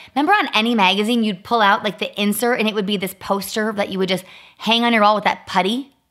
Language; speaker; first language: English; native; English